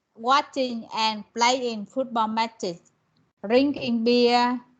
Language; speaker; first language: English; non-native, learner; Vietnamese